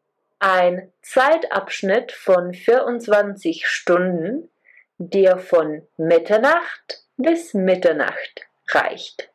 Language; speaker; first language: German; non-native, fluent; Czech